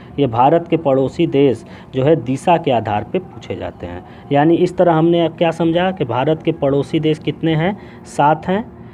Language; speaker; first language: Hindi; native; Hindi